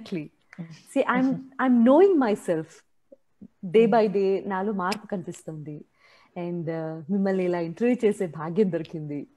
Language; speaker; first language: Telugu; native; Telugu